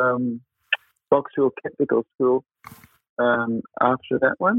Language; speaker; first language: English; native; English